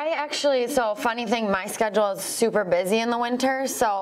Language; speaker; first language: English; native; English